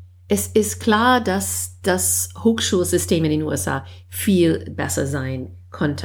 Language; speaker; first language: German; non-native, fluent; English